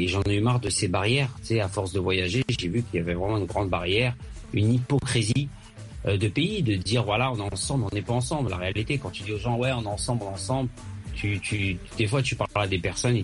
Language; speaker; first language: French; early bilingual, other home language; Arabic